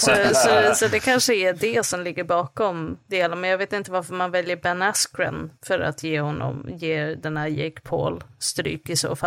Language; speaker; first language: Swedish; native; Swedish